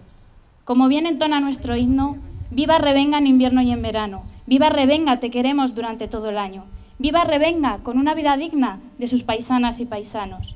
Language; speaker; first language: Spanish; native; Spanish